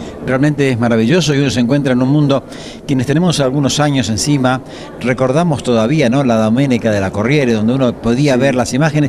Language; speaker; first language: Spanish; native; Spanish